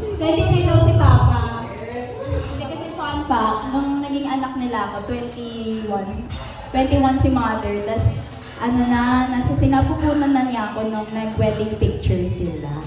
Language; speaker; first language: Filipino; native; Filipino